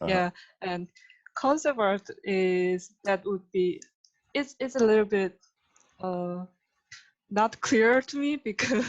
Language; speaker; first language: English; non-native, learner; Korean